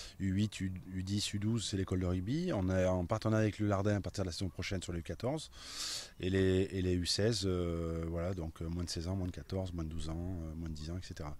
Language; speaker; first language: French; native; French